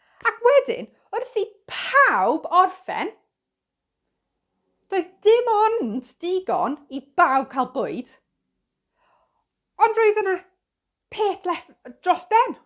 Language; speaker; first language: Welsh; non-native, fluent; English